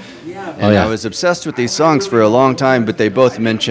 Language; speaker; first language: English; native; English